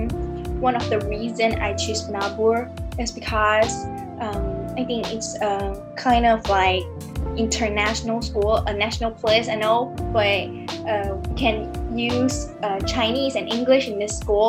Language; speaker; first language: English; early bilingual, other home language; Indonesian